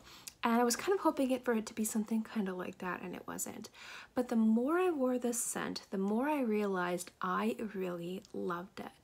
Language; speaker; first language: English; native; English